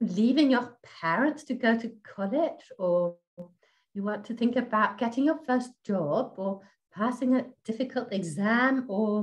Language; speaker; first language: English; non-native, fluent; Danish